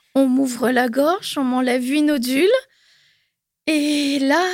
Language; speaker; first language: French; native; French